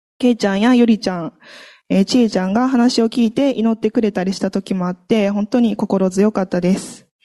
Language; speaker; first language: Japanese; native; Japanese